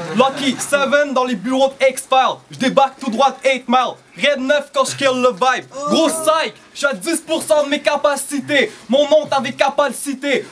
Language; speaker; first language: French; early bilingual, other home language; Arabic